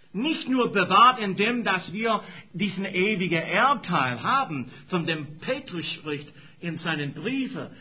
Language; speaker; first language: German; non-native, fluent; English